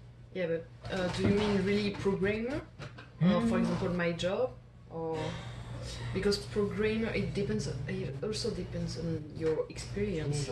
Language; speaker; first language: English; non-native, fluent; French